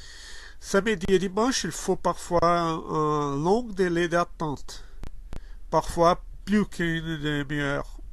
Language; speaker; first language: French; non-native, learner; Portuguese